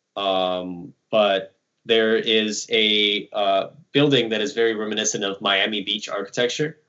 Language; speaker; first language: English; early bilingual, other home language; Ukrainian